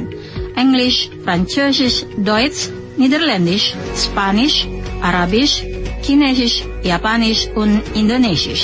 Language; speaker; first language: German; non-native, learner; Indonesian